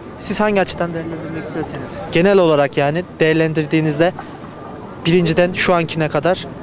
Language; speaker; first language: Turkish; native; Turkish